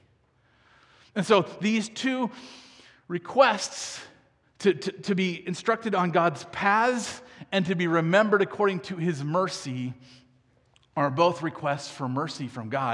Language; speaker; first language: English; native; English